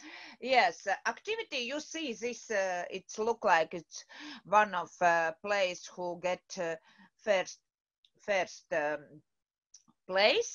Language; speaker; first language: English; non-native, learner; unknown